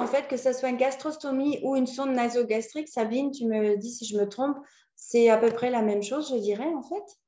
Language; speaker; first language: French; native; French